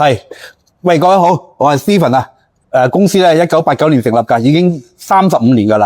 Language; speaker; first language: Cantonese; native; Cantonese